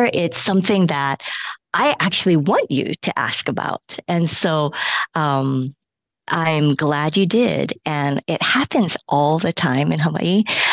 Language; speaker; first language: English; early bilingual, other home language; Cantonese